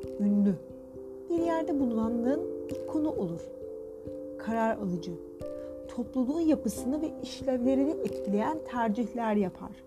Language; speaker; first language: Turkish; native; Turkish